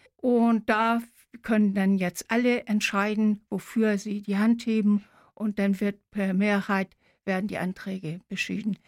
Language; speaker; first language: German; native; German